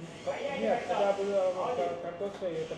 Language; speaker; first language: Russian; non-native, learner; Hindi